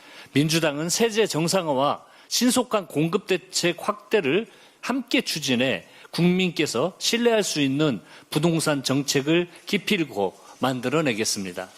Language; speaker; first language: Korean; native; Korean